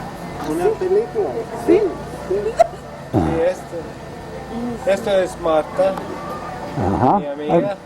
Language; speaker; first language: Spanish; non-native, learner; English